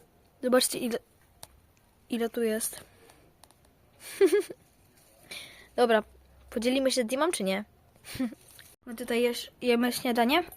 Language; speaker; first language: Polish; early bilingual, other home language; Russian